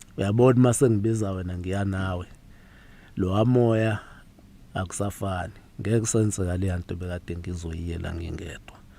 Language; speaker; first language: Zulu; native; Zulu